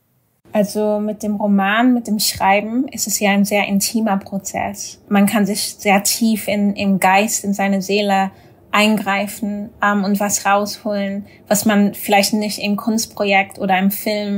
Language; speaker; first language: German; early bilingual, other home language; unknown